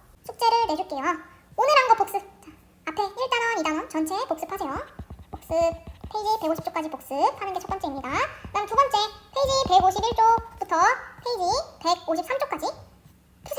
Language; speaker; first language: Korean; native; Korean